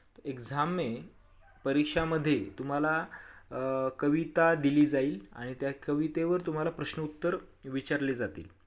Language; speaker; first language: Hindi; non-native, local second language; Marathi